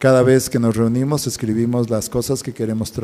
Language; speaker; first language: Spanish; native; Spanish